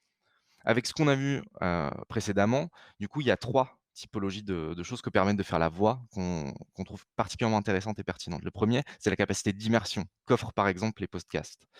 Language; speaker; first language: French; native; French